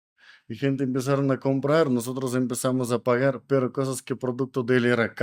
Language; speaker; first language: Spanish; non-native, learner; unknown